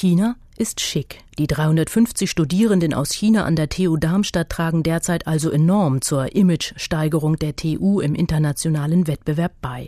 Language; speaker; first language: German; native; German